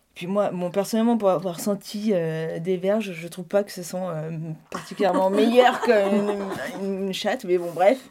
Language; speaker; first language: French; native; French